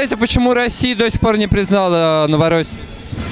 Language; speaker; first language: Russian; native; Russian